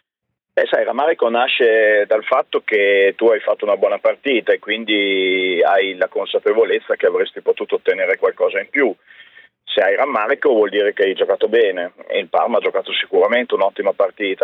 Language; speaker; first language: Italian; native; Italian